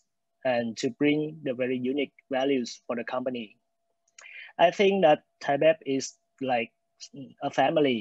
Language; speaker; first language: English; non-native, fluent; Vietnamese